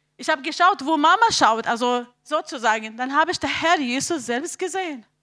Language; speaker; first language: German; non-native, learner; Arabic